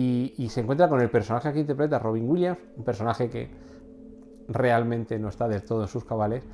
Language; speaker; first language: Spanish; native; Spanish